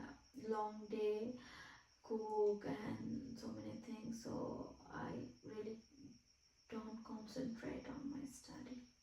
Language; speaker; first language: English; non-native, fluent; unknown